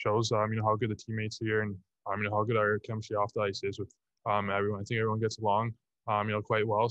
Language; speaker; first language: English; native; English